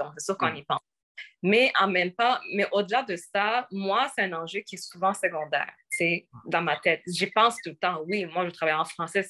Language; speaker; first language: French; early bilingual, other home language; Rundi